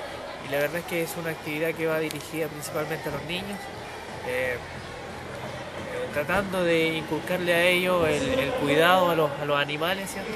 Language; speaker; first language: Spanish; native; Spanish